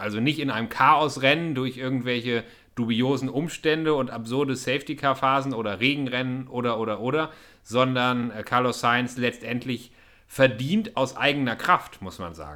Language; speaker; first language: German; native; German